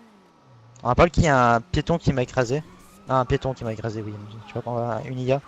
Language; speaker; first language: French; native; French